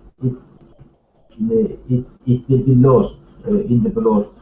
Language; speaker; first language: English; non-native, learner; Turkish